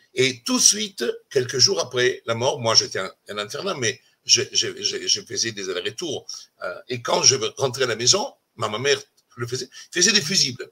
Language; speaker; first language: French; non-native, fluent; Italian